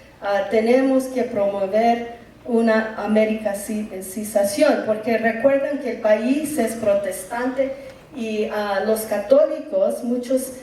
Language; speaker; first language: Spanish; early bilingual, heritage; English